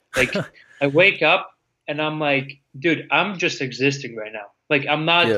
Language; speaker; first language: English; non-native, fluent; Latvian